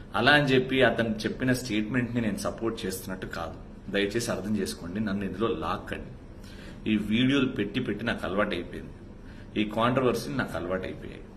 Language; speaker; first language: Telugu; native; Telugu